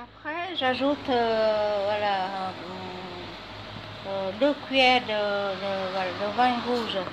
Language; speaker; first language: French; non-native, fluent; Vietnamese